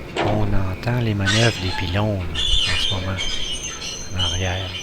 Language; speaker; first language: French; native; French